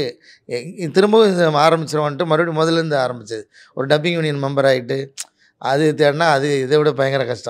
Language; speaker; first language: Tamil; native; Tamil